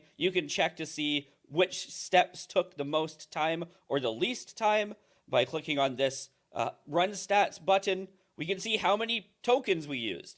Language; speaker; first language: English; native; English